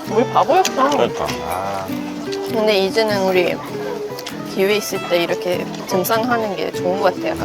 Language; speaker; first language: Korean; non-native, fluent; Swedish